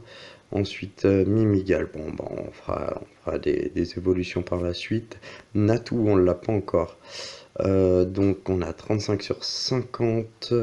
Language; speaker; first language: French; native; French